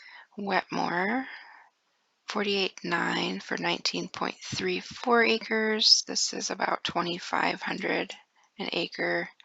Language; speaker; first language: English; native; English